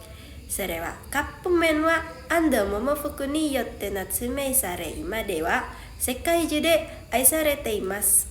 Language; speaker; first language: Japanese; non-native, learner; Indonesian